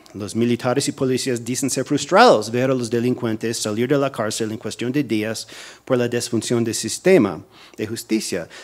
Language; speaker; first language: Spanish; non-native, fluent; English